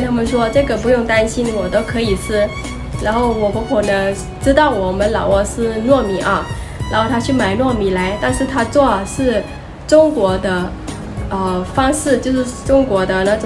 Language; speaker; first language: Chinese; non-native, fluent; Lao